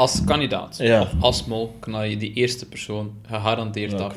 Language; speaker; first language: Dutch; native; Dutch